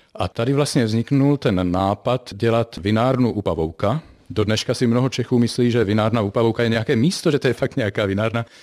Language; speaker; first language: Czech; native; Czech